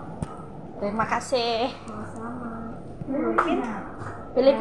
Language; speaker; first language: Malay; non-native, learner; Filipino